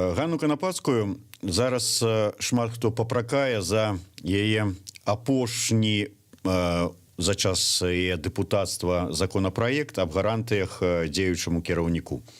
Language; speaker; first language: Belarusian; non-native, local second language; Russian